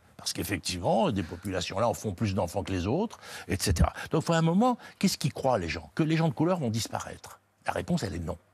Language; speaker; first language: French; native; French